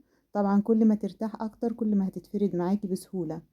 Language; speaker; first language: Arabic; native; Arabic